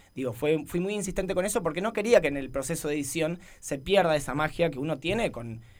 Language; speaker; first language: Spanish; native; Spanish